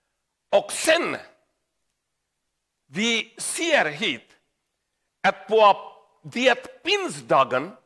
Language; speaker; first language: Swedish; non-native, learner; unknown